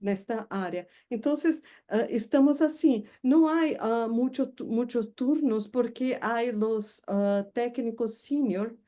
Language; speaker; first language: Spanish; non-native, fluent; Portuguese